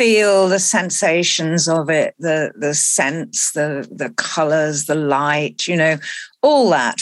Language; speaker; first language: English; native; English